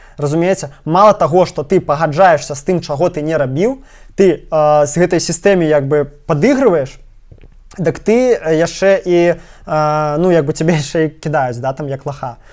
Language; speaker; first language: Belarusian; non-native, local second language; Russian